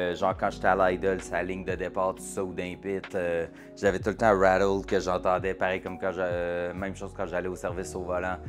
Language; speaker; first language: French; native; French